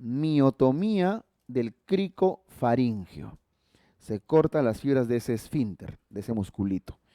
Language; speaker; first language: Spanish; native; Spanish